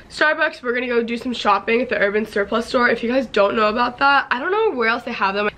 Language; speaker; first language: English; native; English